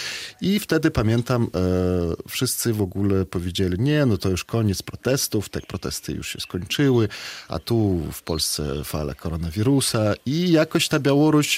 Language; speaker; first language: Polish; non-native, fluent; Belarusian